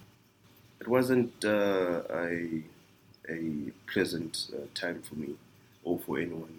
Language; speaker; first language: English; non-native, local second language; Shona